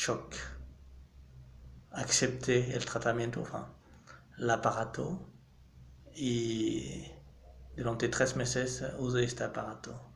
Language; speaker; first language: Spanish; non-native, fluent; French